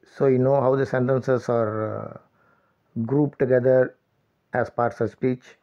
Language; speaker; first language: English; non-native, local second language; Tamil